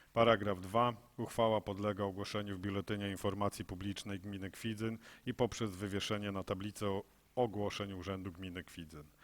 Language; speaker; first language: Polish; native; Polish